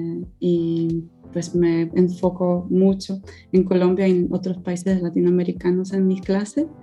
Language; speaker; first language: Spanish; non-native, fluent; Polish